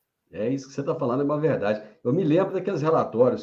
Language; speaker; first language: Portuguese; native; Portuguese